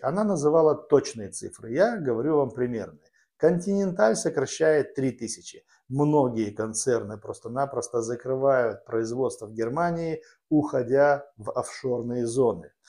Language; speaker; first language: Russian; native; Russian